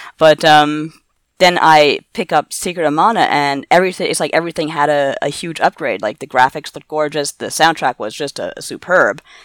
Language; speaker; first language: English; native; English